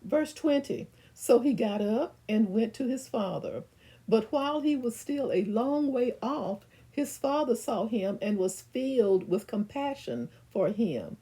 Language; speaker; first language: English; native; English